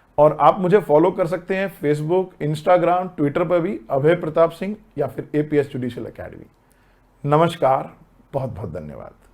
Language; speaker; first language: Hindi; native; Hindi